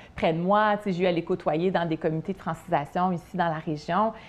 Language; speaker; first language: French; native; French